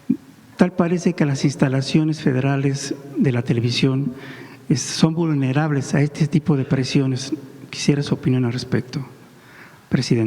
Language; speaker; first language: Spanish; native; Spanish